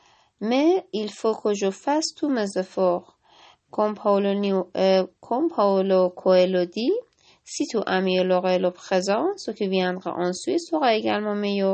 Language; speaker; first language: French; non-native, learner; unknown